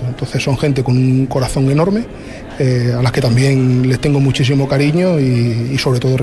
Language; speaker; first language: Spanish; native; Spanish